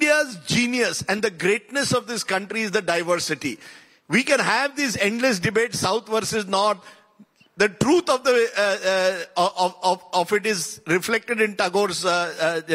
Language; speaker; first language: English; non-native, local second language; Konkani